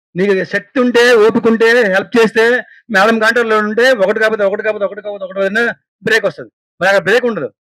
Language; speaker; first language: Telugu; native; Telugu